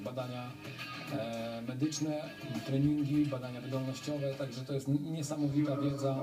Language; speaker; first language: Polish; native; Polish